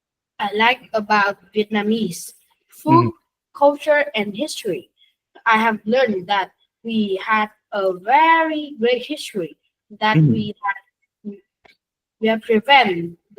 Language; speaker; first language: English; non-native, learner; Vietnamese